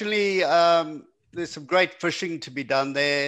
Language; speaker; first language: English; native; English